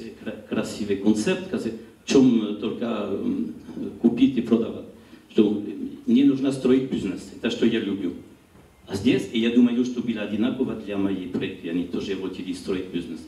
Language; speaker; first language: Russian; non-native, learner; French